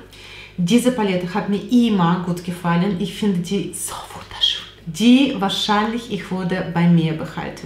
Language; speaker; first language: German; non-native, learner; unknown